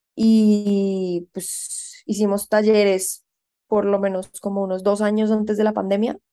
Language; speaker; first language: Spanish; native; Spanish